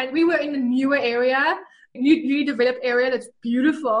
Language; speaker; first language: English; non-native, local second language; Afrikaans